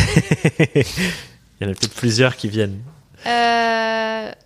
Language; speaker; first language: French; native; French